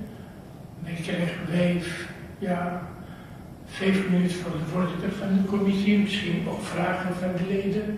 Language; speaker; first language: Dutch; non-native, learner; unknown